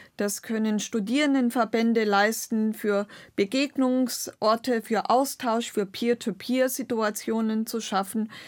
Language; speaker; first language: German; non-native, local second language; Romany